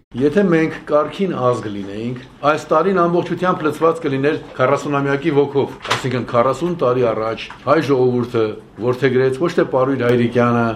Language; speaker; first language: Armenian; native; Armenian